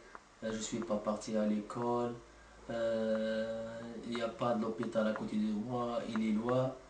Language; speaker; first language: French; non-native, learner; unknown